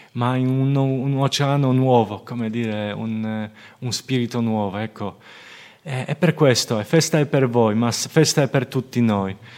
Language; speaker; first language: Italian; non-native, fluent; Polish